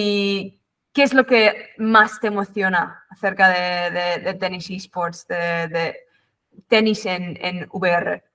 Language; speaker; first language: Spanish; non-native, fluent; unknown